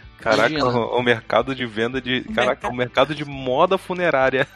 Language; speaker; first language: Portuguese; native; Portuguese